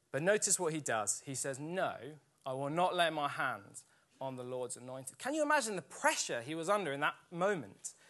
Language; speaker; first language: English; native; English